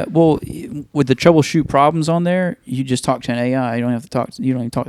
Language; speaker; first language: English; native; English